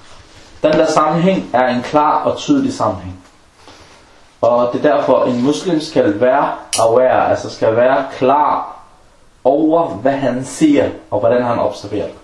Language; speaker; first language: Danish; non-native, fluent; Arabic